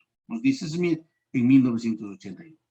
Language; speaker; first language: Spanish; native; Spanish